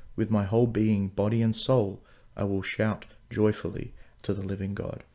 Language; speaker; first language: English; non-native, local second language; Afrikaans